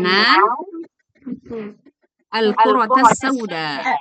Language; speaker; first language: Arabic; non-native, fluent; Indonesian